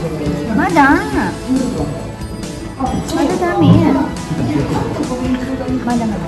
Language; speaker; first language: Japanese; non-native, learner; Filipino